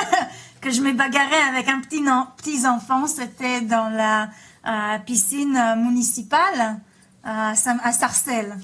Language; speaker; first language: French; early bilingual, heritage; Hebrew